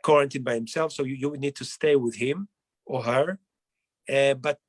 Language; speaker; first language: English; non-native, fluent; Hebrew